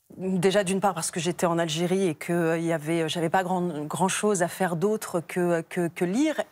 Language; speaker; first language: French; native; French